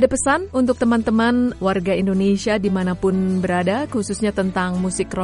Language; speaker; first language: Indonesian; native; Indonesian